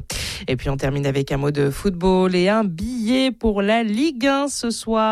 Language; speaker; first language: French; native; French